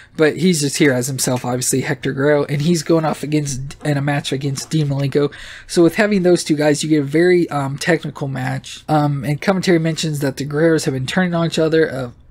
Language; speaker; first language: English; native; English